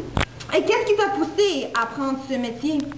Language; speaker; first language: French; non-native, local second language; English